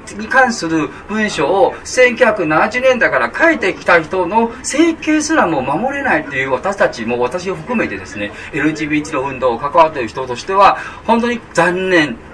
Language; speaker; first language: Japanese; non-native, fluent; Chinese